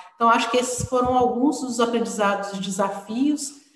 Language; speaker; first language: Portuguese; native; Portuguese